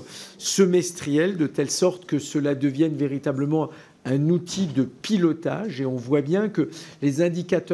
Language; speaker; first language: French; native; French